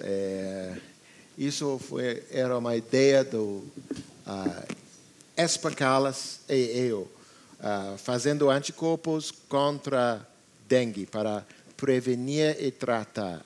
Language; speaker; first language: Portuguese; non-native, learner; English